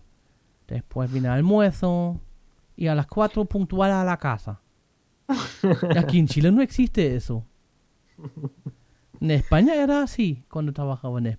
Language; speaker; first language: Spanish; non-native, fluent; German